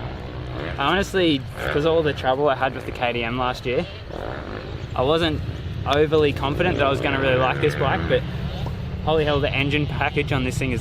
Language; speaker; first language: English; native; English